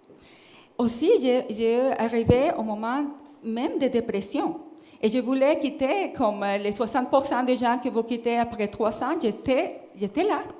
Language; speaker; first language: French; non-native, fluent; Spanish